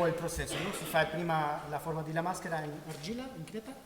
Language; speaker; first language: Italian; non-native, learner; Spanish